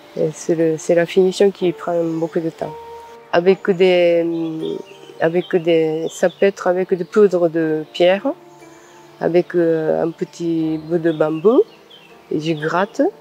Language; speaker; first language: French; non-native, fluent; Japanese